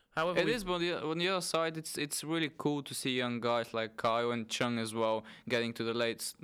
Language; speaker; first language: English; non-native, fluent; Bulgarian